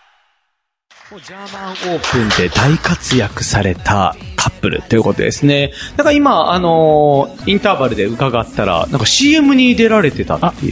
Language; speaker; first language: Japanese; native; Japanese